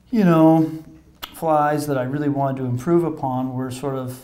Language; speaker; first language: English; native; English